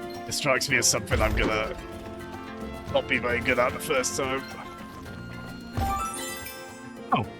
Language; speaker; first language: English; native; English